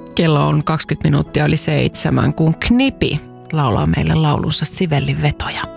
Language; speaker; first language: Finnish; native; Finnish